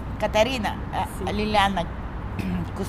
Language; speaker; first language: Italian; non-native, learner; Bulgarian